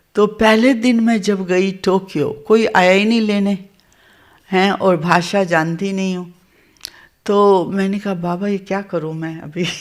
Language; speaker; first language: Hindi; non-native, local second language; Gujarati